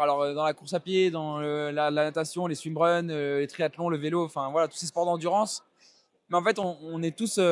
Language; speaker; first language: French; native; French